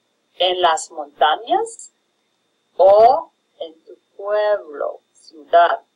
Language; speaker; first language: Spanish; non-native, fluent; English